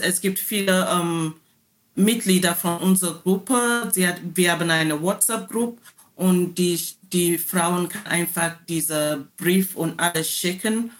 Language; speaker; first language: German; non-native, learner; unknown